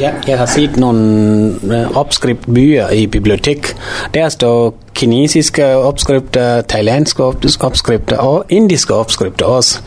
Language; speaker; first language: Danish; non-native, learner; Tamil